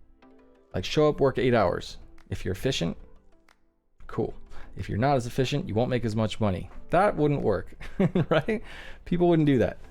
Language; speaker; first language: English; native; English